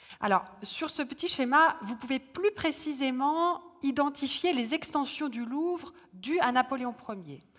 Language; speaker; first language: French; native; French